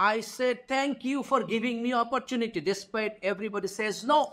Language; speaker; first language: English; non-native, local second language; Bangla